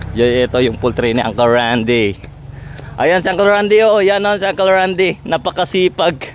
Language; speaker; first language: Filipino; non-native, local second language; Iloko